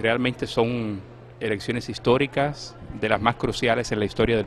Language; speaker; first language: Spanish; native; Spanish